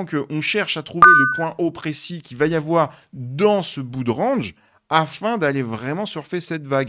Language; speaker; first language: French; native; French